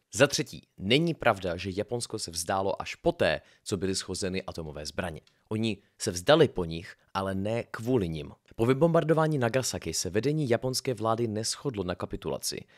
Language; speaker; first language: Czech; native; Czech